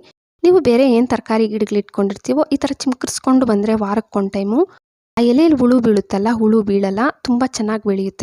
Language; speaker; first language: Kannada; native; Kannada